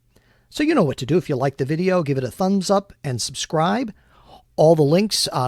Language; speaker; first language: English; native; English